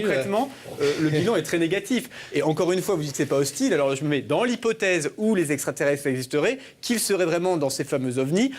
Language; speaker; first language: French; native; French